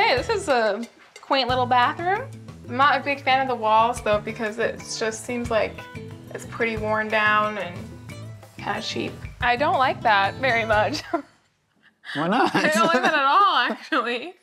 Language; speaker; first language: English; native; English